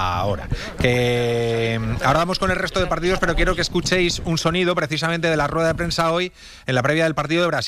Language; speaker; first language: Spanish; native; Spanish